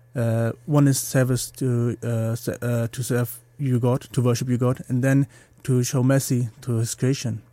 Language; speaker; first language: English; non-native, fluent; German